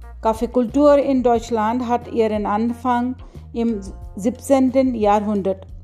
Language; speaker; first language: German; non-native, learner; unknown